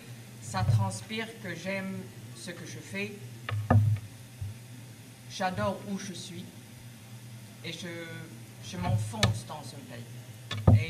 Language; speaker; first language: French; non-native, fluent; Swedish